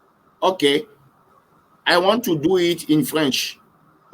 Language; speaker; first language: English; non-native, learner; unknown